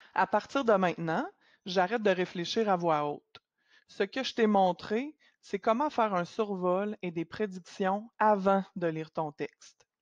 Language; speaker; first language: French; native; French